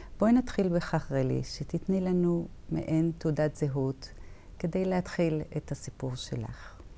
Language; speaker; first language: Hebrew; native; Hebrew